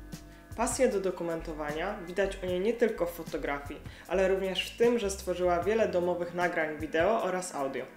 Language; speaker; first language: Polish; native; Polish